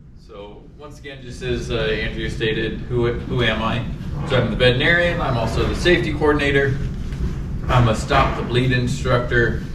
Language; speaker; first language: English; native; English